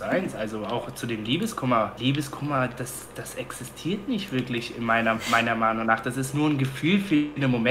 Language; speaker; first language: German; native; German